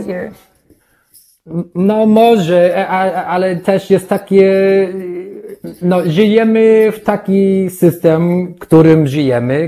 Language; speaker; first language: Polish; non-native, learner; English